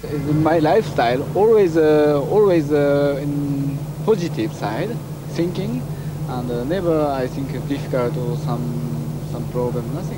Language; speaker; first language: English; non-native, learner; Japanese